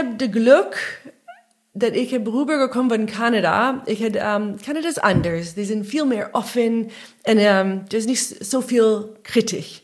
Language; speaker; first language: German; non-native, learner; English